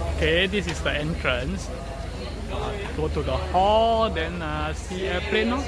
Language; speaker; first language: English; non-native, local second language; Chinese